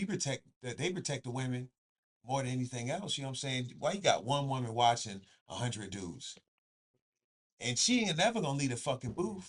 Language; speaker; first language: English; native; English